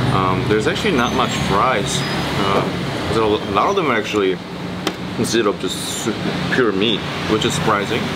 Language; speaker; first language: English; non-native, fluent; Korean